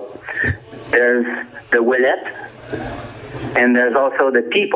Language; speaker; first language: English; non-native, fluent; French